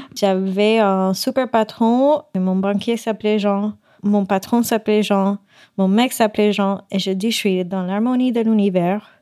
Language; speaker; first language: French; non-native, fluent; Spanish